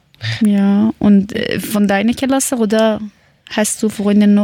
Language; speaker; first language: German; non-native, fluent; Persian